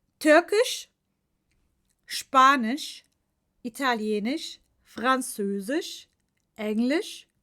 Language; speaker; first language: German; non-native, fluent; Turkish